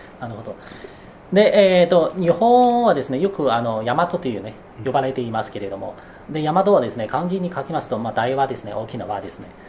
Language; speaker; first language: Japanese; non-native, fluent; Chinese